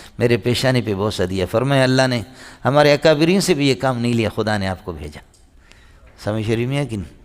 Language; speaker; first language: Urdu; non-native, local second language; Brahui